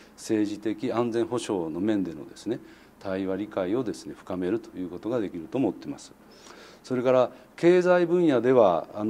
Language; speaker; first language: Japanese; native; Japanese